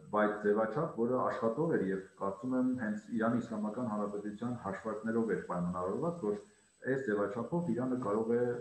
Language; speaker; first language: Armenian; native; Armenian